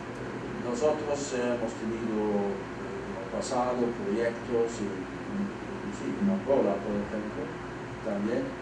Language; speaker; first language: Spanish; non-native, fluent; Dutch